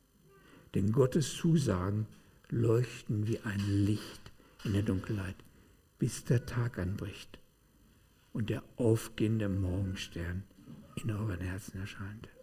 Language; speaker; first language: German; native; German